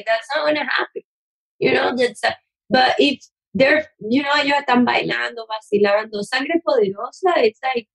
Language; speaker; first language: English; non-native, fluent; Spanish